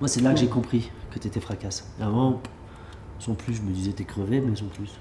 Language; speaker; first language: French; native; French